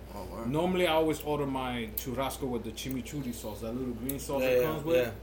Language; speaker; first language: English; native; English